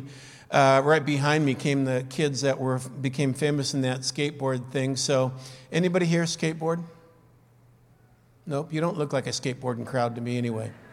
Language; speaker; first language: English; native; English